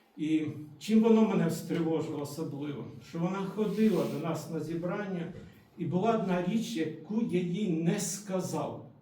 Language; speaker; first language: Ukrainian; non-native, local second language; Russian